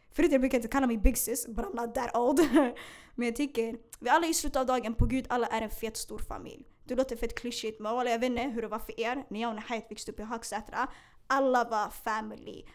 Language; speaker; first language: Swedish; early bilingual, other home language; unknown